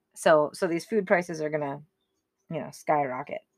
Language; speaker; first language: English; native; English